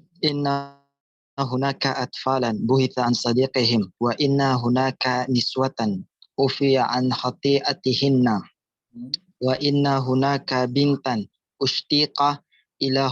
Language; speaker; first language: Arabic; non-native, learner; Indonesian